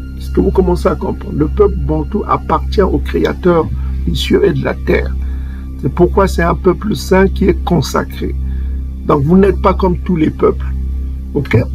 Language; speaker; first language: French; non-native, local second language; Kongo